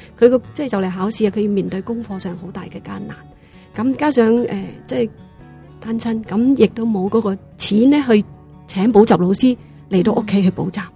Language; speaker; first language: Cantonese; non-native, fluent; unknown